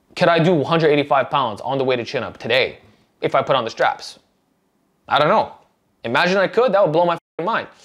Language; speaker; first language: English; native; English